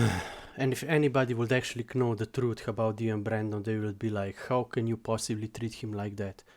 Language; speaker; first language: English; non-native, fluent; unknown